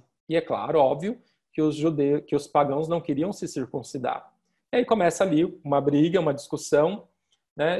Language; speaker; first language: Portuguese; native; Portuguese